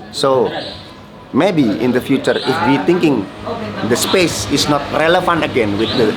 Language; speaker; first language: English; non-native, learner; Indonesian